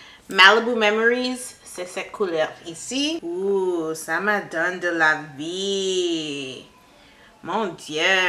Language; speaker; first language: French; non-native, local second language; English